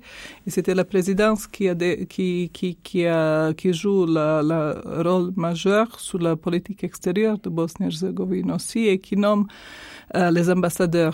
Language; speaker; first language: French; non-native, fluent; Croatian